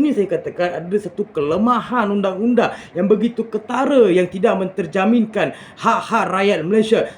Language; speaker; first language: Malay; non-native, local second language; Tamil